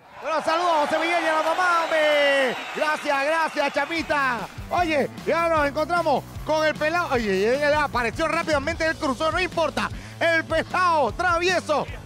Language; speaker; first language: Spanish; native; Spanish